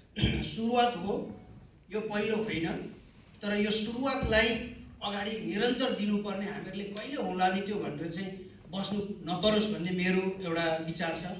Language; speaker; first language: Nepali; native; Nepali